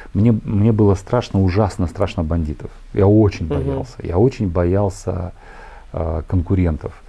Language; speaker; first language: Russian; native; Russian